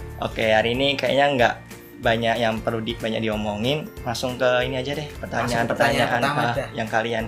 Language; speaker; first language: Indonesian; native; Indonesian